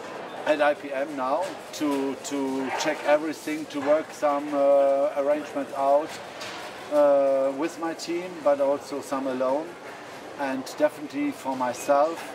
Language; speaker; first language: English; non-native, fluent; German